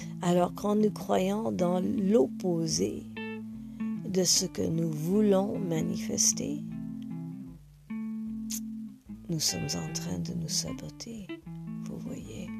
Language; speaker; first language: French; non-native, fluent; English